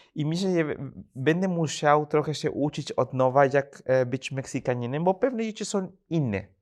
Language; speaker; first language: Polish; non-native, fluent; Spanish